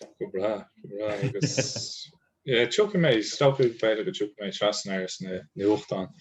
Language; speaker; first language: Irish; non-native, local second language; English